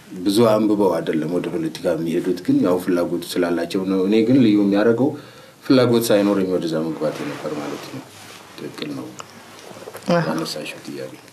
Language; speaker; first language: Amharic; non-native, local second language; Oromo